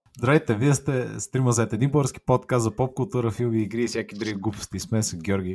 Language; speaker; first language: Bulgarian; native; Bulgarian